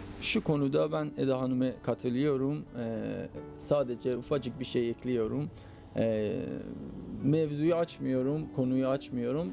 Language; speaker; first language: Turkish; non-native, fluent; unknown